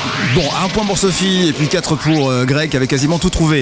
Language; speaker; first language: French; native; French